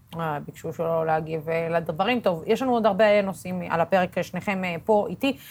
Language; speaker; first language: Hebrew; non-native, local second language; Arabic